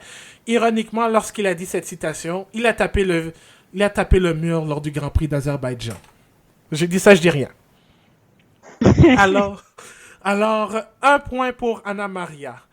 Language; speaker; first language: French; native; French